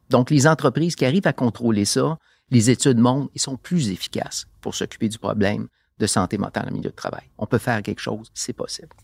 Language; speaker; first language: French; native; French